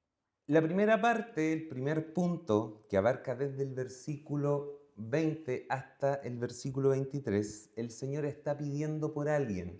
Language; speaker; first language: Spanish; native; Spanish